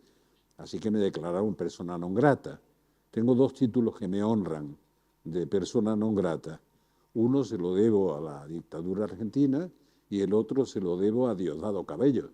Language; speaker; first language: Spanish; native; Spanish